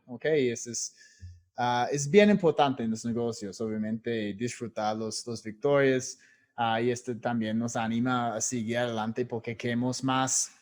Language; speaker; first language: Spanish; non-native, fluent; English